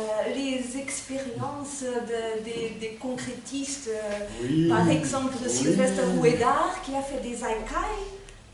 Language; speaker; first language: French; non-native, fluent; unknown